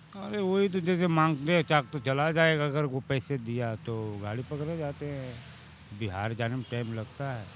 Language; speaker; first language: Hindi; native; Hindi